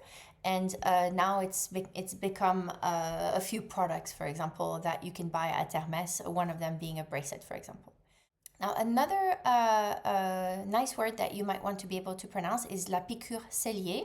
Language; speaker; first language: English; non-native, fluent; French